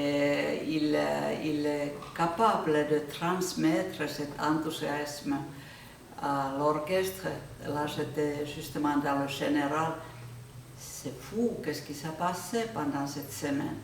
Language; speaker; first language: French; non-native, fluent; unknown